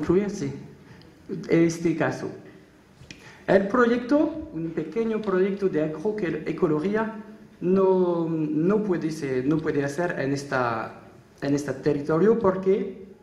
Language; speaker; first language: Spanish; non-native, learner; French